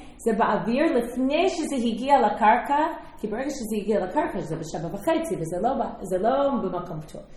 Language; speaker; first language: Hebrew; non-native, fluent; English